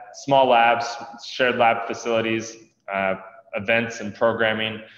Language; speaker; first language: English; native; English